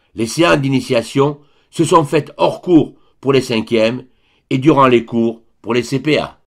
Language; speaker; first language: French; native; French